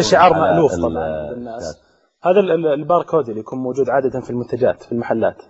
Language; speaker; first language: Arabic; native; Arabic